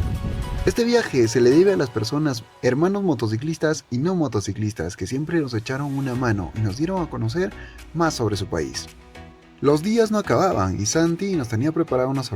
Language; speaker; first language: Spanish; native; Spanish